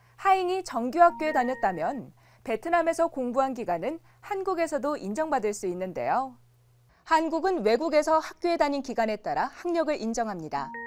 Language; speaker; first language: Korean; native; Korean